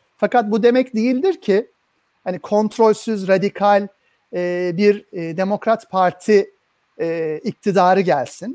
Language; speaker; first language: Turkish; native; Turkish